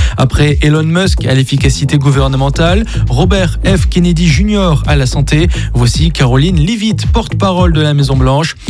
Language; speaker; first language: French; native; French